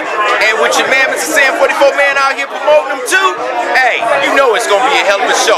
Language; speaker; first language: English; native; English